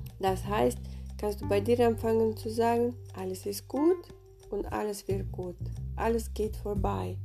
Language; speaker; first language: German; non-native, fluent; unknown